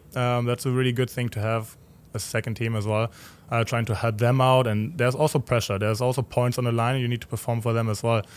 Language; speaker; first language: English; non-native, fluent; German